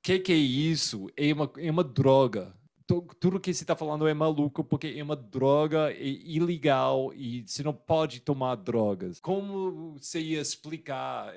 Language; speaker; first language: Portuguese; non-native, fluent; English